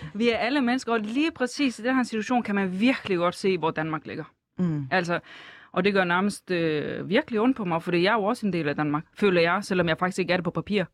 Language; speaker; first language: Danish; early bilingual, other home language; Turkish